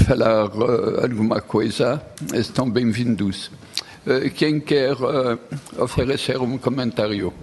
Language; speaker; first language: Portuguese; non-native, fluent; French